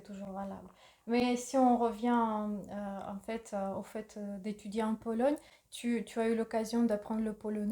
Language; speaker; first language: French; non-native, fluent; Russian